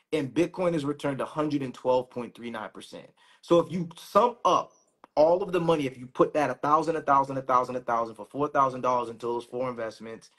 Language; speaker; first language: English; native; English